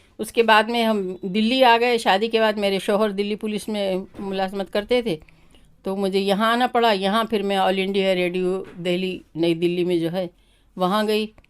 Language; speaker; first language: Urdu; native; Urdu